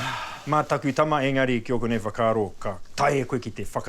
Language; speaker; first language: Māori; non-native, local second language; English